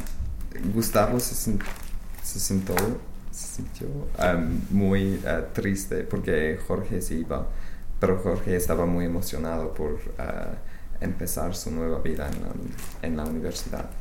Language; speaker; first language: Spanish; non-native, learner; English